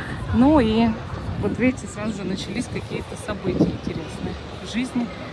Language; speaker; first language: Russian; native; Russian